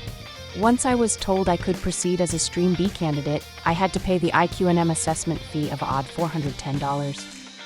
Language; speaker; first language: English; non-native, local second language; Punjabi